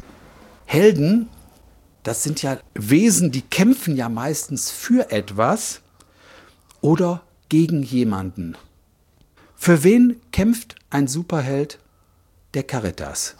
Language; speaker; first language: German; native; German